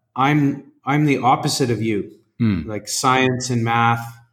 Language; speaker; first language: English; native; English